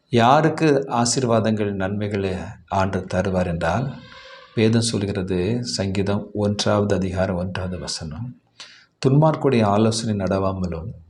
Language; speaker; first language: Tamil; native; Tamil